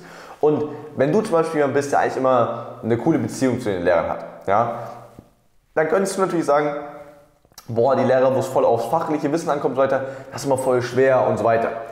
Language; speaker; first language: German; native; German